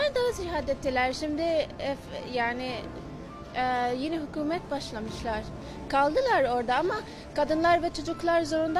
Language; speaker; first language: Turkish; non-native, fluent; Arabic